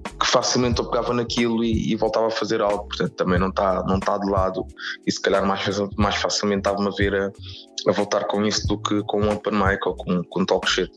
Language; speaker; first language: Portuguese; native; Portuguese